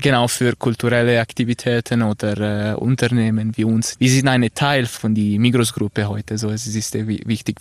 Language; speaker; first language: German; non-native, local second language; Italian